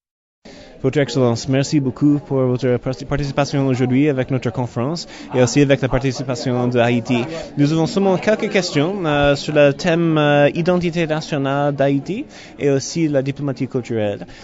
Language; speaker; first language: French; non-native, learner; English